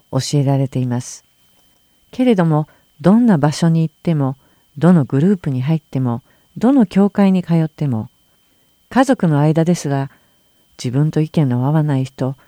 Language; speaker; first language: Japanese; native; Japanese